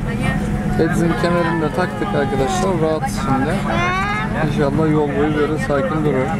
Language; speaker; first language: Turkish; native; Turkish